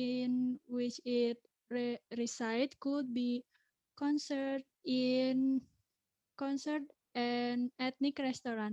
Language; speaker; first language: English; non-native, learner; Indonesian